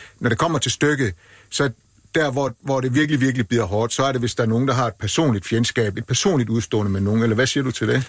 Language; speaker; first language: Danish; native; Danish